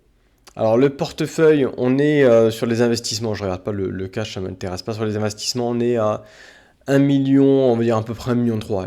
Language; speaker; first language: French; native; French